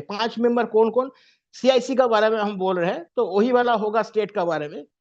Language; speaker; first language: Hindi; non-native, local second language; Bangla